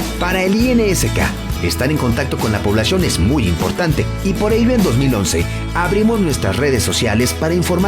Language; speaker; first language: Spanish; native; Spanish